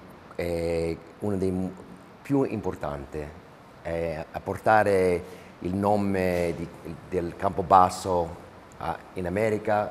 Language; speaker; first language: Italian; early bilingual, heritage; English